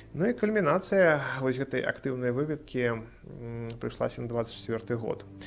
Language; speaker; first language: Belarusian; native; Belarusian